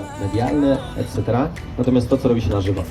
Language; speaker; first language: Polish; native; Polish